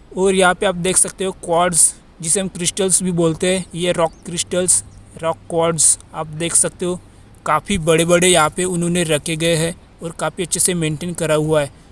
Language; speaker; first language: Hindi; non-native, local second language; Marathi